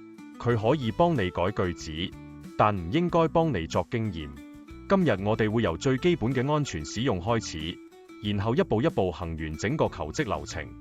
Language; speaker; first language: Cantonese; native; Cantonese